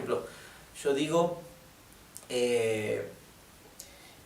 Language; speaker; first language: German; non-native, fluent; Spanish